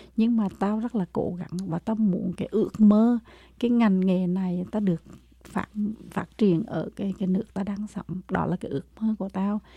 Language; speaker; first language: Vietnamese; native; Vietnamese